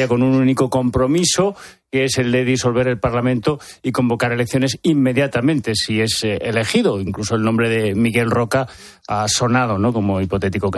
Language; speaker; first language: Spanish; native; Spanish